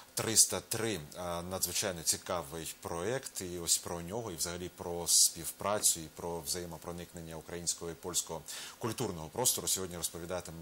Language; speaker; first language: Ukrainian; native; Ukrainian